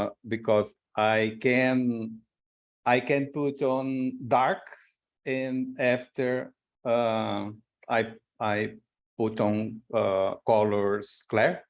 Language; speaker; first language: English; non-native, learner; Portuguese